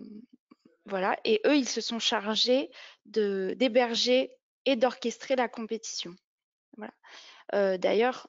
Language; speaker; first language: French; native; French